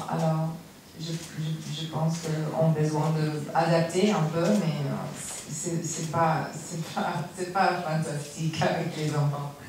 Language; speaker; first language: French; non-native, learner; English